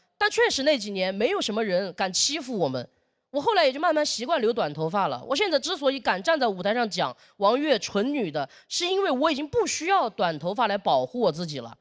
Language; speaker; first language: Chinese; native; Chinese